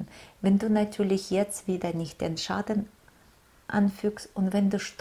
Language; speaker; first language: German; non-native, fluent; Russian